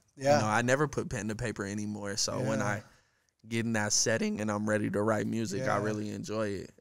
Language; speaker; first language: English; native; English